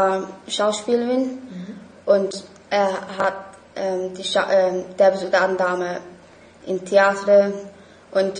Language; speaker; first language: German; non-native, learner; English